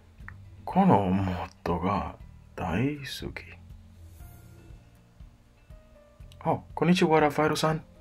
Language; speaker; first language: Japanese; non-native, learner; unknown